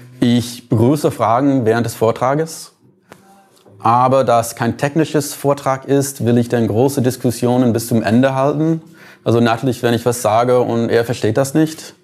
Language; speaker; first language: German; non-native, fluent; English